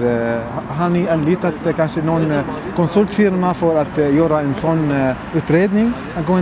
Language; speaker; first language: Swedish; non-native, fluent; Arabic